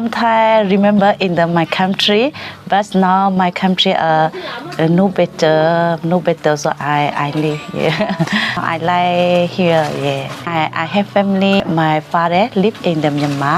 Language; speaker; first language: English; non-native, learner; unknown